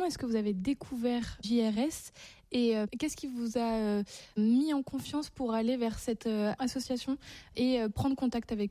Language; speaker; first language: French; native; French